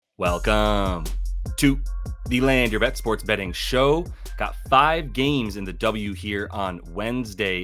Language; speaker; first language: English; native; English